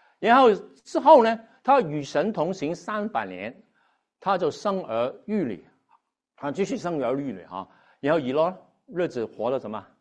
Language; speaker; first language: Chinese; non-native, local second language; Cantonese